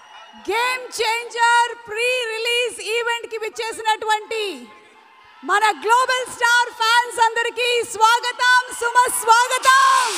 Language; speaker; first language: Telugu; native; Telugu